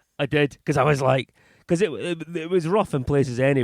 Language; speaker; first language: English; native; English